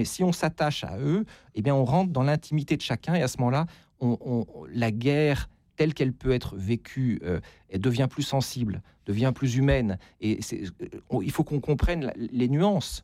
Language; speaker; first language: French; native; French